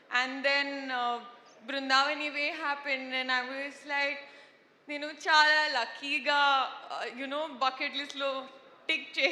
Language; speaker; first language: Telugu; non-native, learner; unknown